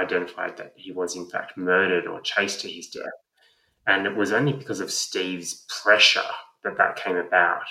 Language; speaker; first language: English; native; English